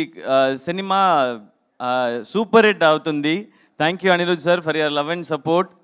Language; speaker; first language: Telugu; non-native, learner; Tamil